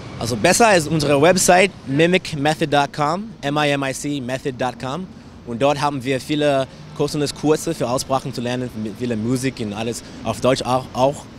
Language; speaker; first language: German; non-native, learner; English